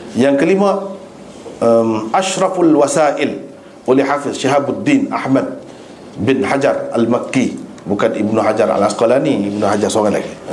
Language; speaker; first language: Malay; native; Malay